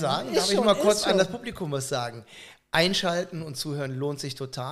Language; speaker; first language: German; native; German